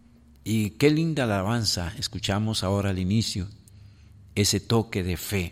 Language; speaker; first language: Spanish; native; Spanish